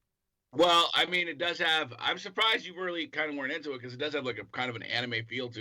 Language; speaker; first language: English; native; English